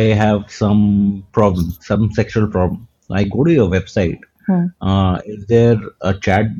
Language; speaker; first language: English; non-native, local second language; Hindi